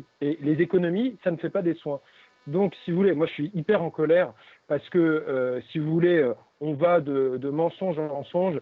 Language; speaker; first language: French; native; French